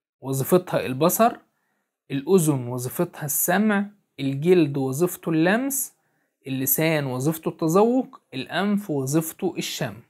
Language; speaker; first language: Arabic; native; Arabic